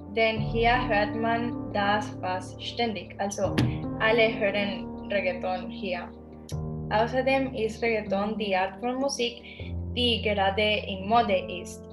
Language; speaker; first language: German; non-native, learner; Spanish